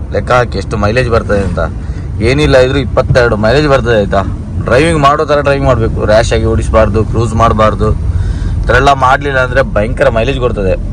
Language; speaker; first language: Kannada; non-native, local second language; Tulu